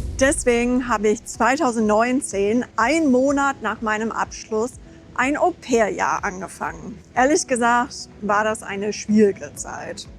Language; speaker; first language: German; non-native, fluent; English